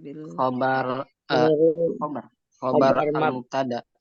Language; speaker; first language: Arabic; non-native, learner; Indonesian